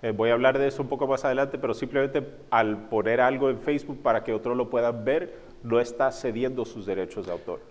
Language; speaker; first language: Spanish; non-native, fluent; English